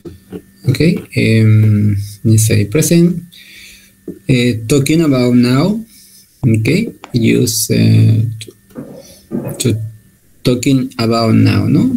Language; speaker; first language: English; non-native, learner; Spanish